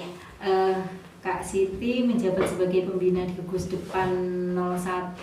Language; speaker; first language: Indonesian; native; Indonesian